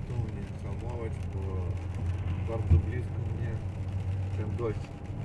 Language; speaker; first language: Polish; non-native, fluent; Ukrainian